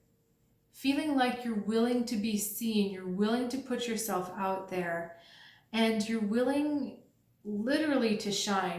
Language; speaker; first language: English; native; English